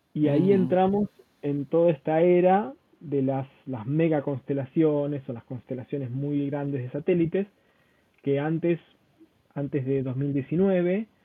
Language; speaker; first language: Spanish; native; Spanish